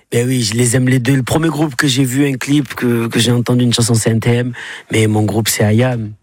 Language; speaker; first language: French; native; French